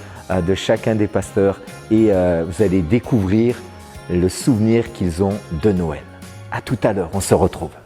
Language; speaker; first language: French; native; French